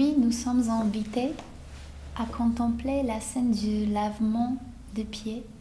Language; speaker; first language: French; non-native, fluent; Polish